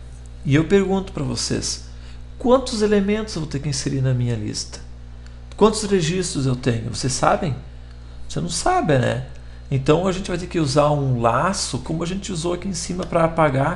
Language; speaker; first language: Portuguese; native; Portuguese